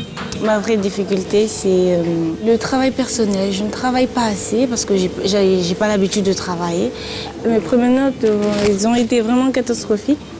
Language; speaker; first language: French; non-native, local second language; Comorian